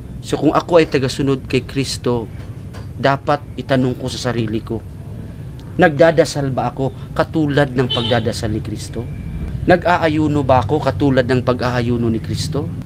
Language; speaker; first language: Filipino; non-native, local second language; Cebuano